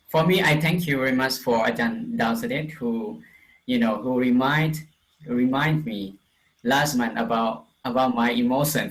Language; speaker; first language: English; non-native, fluent; Lao